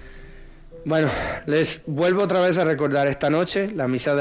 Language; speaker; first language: Spanish; native; Spanish